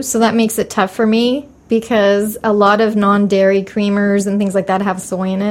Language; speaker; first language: English; native; English